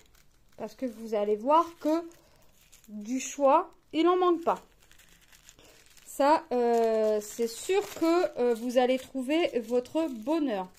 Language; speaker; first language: French; native; French